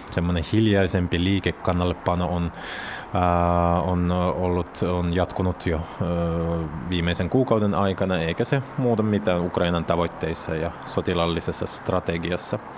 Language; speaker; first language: Finnish; non-native, fluent; Russian